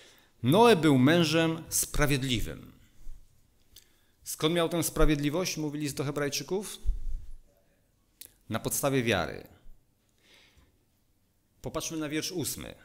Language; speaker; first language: Polish; native; Polish